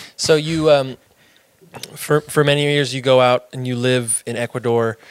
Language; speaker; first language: English; early bilingual, other home language; Spanish